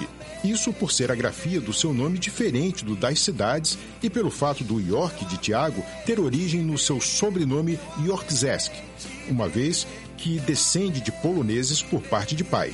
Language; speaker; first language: Portuguese; native; Portuguese